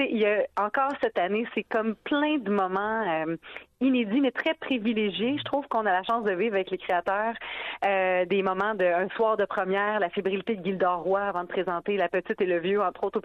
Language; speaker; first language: French; native; French